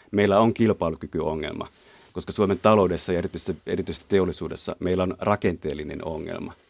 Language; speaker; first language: Finnish; native; Finnish